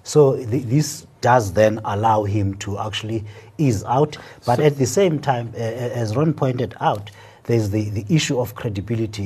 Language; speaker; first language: English; non-native, local second language; Xhosa